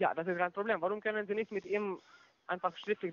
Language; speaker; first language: German; non-native, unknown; Russian